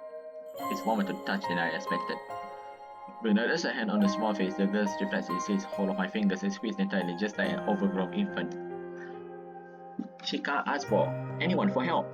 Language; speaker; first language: English; non-native, local second language; Malay